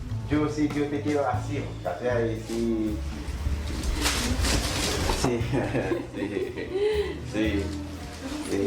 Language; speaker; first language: Spanish; non-native, learner; Haitian Creole